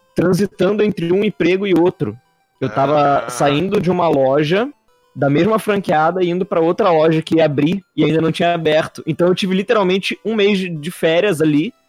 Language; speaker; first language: Portuguese; native; Portuguese